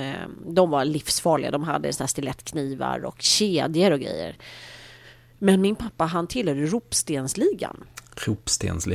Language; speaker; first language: Swedish; native; Swedish